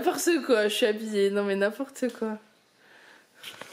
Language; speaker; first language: French; native; French